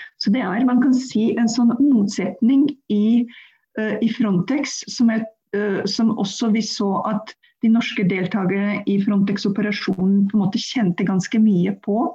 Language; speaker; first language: Norwegian; non-native, fluent; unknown